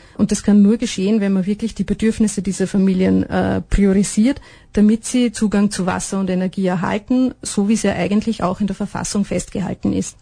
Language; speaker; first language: German; native; German